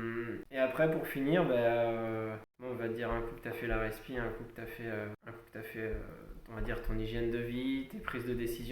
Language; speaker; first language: French; native; French